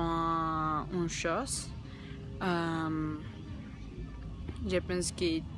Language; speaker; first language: French; non-native, learner; Spanish